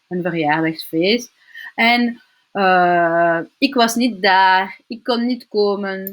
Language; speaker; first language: Dutch; non-native, local second language; French